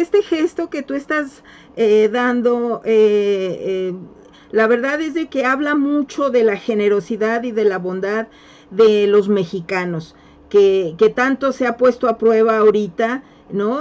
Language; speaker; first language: Spanish; native; Spanish